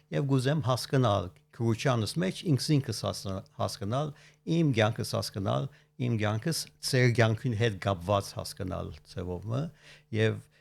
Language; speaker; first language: Armenian; early bilingual, heritage; Armenian